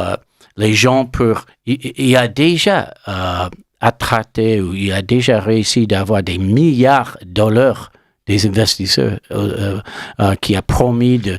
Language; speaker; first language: French; non-native, learner; English